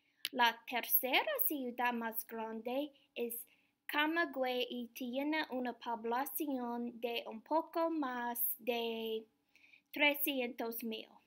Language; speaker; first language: Spanish; non-native, learner; English